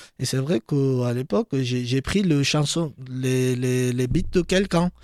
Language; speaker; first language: French; non-native, learner; Georgian